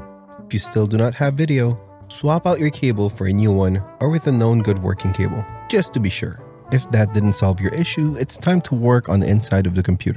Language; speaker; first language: English; native; English